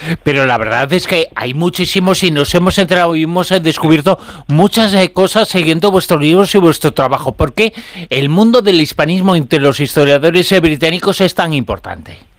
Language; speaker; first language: Spanish; native; Spanish